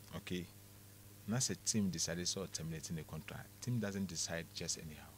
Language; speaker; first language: English; non-native, local second language; Akan